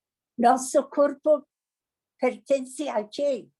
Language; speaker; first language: Portuguese; non-native, learner; Persian